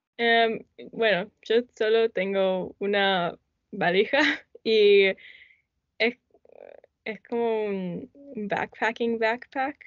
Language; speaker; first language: Spanish; non-native, learner; English